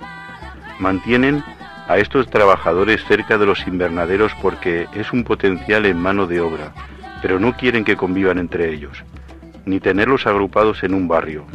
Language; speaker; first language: Spanish; native; Spanish